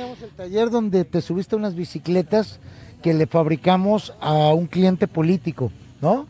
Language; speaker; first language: Spanish; native; Spanish